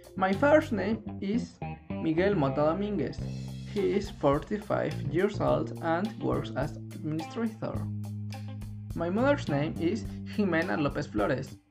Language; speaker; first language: English; non-native, learner; Spanish